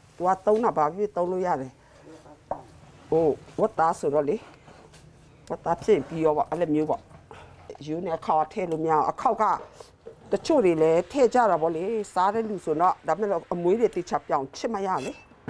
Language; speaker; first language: Burmese; non-native, local second language; Western Kayah